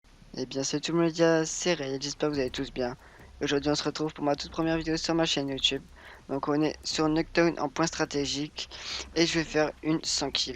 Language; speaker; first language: French; native; French